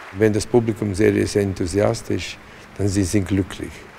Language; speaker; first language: German; non-native, fluent; Latvian